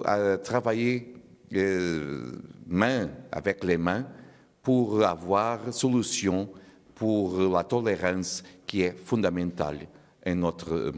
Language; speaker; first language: French; non-native, learner; Portuguese